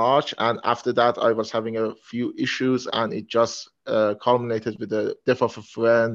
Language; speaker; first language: English; non-native, fluent; Persian